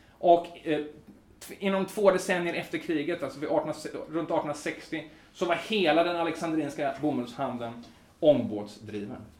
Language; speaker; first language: Swedish; native; Swedish